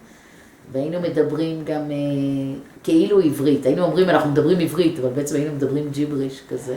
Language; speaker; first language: Hebrew; early bilingual, other home language; English